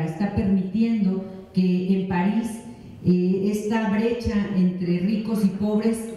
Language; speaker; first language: Spanish; native; Spanish